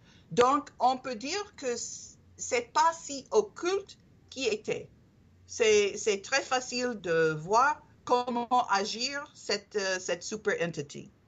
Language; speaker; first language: French; non-native, learner; English